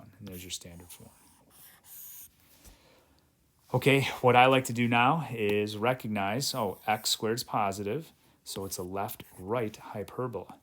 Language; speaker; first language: English; native; English